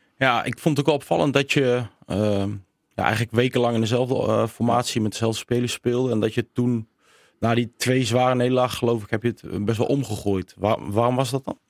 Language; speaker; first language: Dutch; native; Dutch